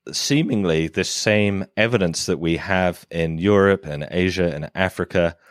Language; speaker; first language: English; native; English